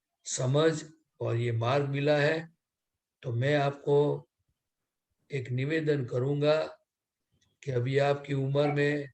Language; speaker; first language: Hindi; non-native, local second language; Gujarati